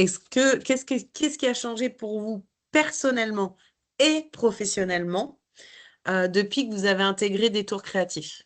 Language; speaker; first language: French; native; French